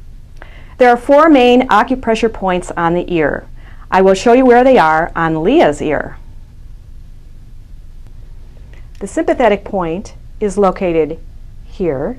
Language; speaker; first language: English; native; English